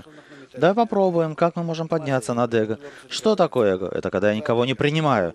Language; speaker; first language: Russian; native; Russian